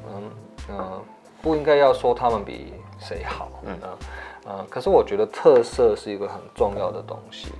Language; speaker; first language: Chinese; non-native, fluent; German